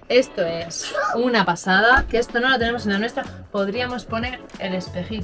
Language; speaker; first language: Spanish; native; Spanish